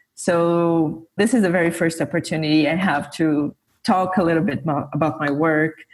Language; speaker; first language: English; non-native, fluent; Portuguese